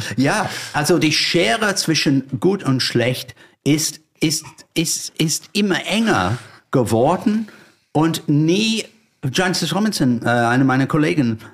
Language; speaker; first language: German; non-native, fluent; English